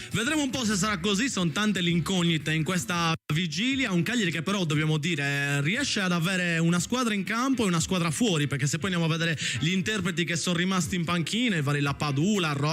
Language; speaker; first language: Italian; native; Italian